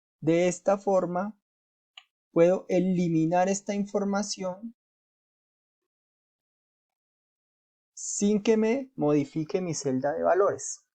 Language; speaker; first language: Spanish; native; Spanish